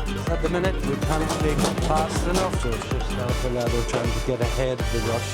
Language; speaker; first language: English; native; English